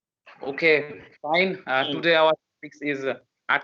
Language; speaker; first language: English; non-native, learner; Bangla